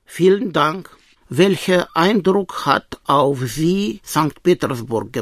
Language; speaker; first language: German; non-native, learner; Russian